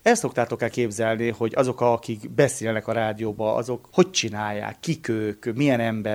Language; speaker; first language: Hungarian; native; Hungarian